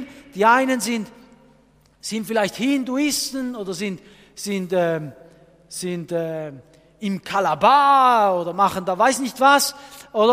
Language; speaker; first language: German; non-native, fluent; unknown